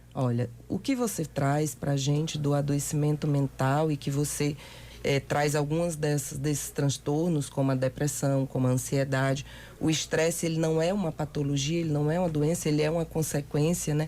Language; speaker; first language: Portuguese; native; Portuguese